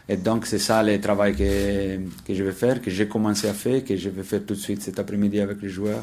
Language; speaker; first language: French; non-native, fluent; Italian